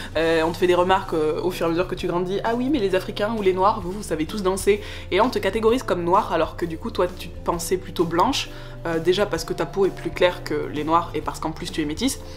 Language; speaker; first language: French; native; French